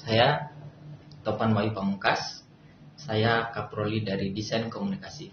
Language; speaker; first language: Indonesian; native; Indonesian